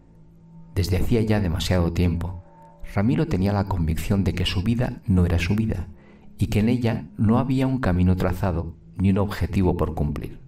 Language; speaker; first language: Spanish; native; Spanish